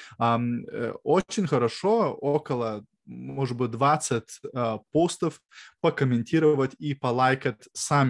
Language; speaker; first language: Russian; non-native, fluent; Lithuanian